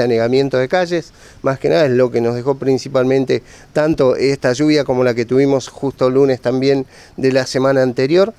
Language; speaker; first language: Spanish; native; Spanish